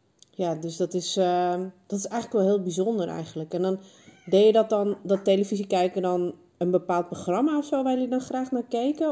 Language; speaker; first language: Dutch; native; Dutch